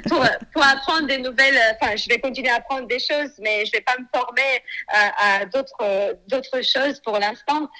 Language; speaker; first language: French; non-native, fluent; Romanian